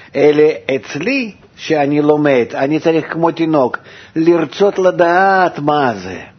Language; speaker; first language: Hebrew; non-native, fluent; Russian